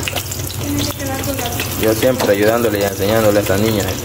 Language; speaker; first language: Spanish; native; Spanish